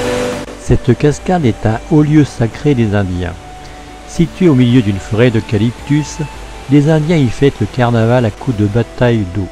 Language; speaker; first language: French; native; French